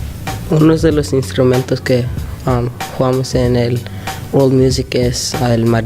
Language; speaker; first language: Spanish; early bilingual, other home language; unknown